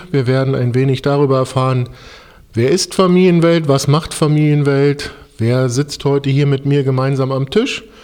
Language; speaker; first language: German; native; German